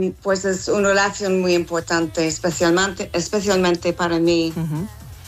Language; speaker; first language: Spanish; non-native, learner; English